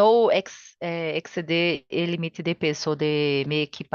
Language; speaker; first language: Spanish; non-native, learner; Portuguese